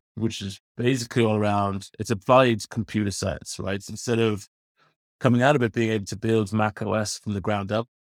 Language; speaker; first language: English; native; English